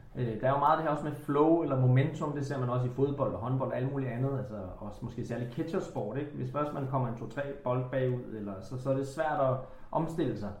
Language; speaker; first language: Danish; native; Danish